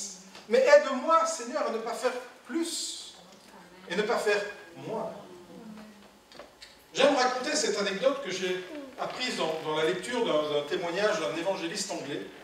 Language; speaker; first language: French; native; French